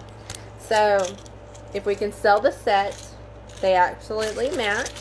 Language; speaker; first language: English; native; English